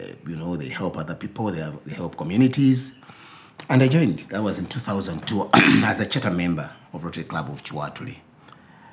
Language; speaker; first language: English; non-native, local second language; Ganda